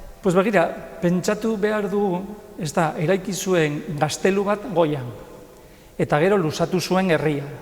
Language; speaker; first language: Basque; non-native, local second language; Spanish